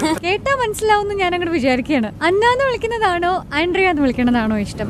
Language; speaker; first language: Malayalam; native; Malayalam